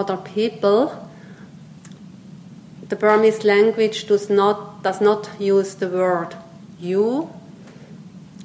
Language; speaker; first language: English; non-native, fluent; Swiss German